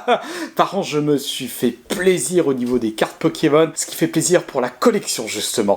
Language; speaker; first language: French; native; French